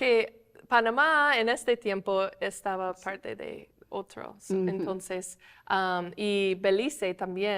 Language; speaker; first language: Spanish; non-native, fluent; English